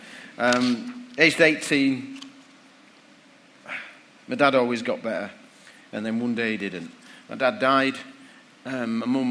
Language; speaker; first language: English; native; English